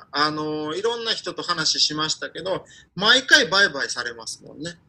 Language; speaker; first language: Japanese; non-native, fluent; Ukrainian